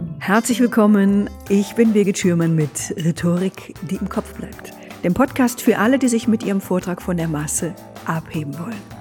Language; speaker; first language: German; native; German